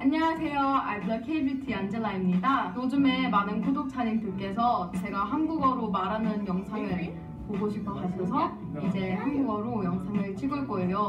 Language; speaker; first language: Korean; non-native, fluent; English